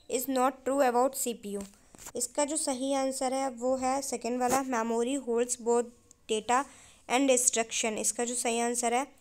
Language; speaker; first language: Hindi; native; Hindi